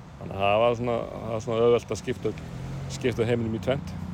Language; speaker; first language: Icelandic; native; Icelandic